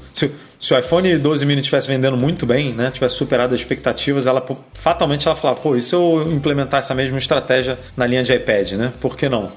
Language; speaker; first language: Portuguese; native; Portuguese